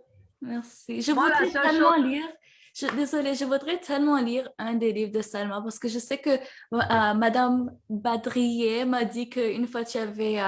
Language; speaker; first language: French; early bilingual, heritage; French